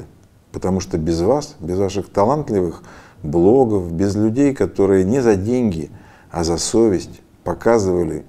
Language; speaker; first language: Russian; native; Russian